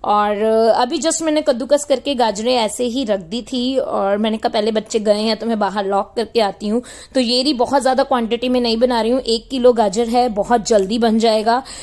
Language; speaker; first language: Hindi; native; Hindi